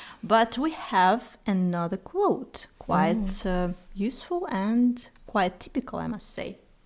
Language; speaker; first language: English; non-native, fluent; Russian